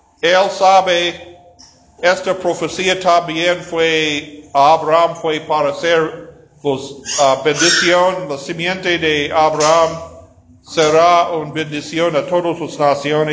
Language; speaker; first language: Spanish; non-native, learner; English